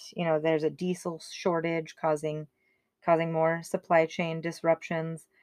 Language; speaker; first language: English; native; English